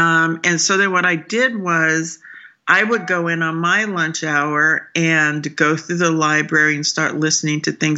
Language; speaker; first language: English; native; English